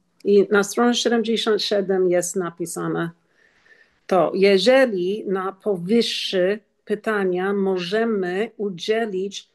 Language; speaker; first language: Polish; non-native, learner; English